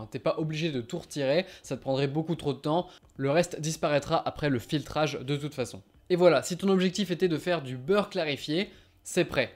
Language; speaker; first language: French; native; French